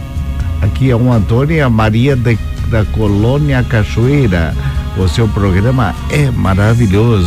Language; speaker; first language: Portuguese; native; Portuguese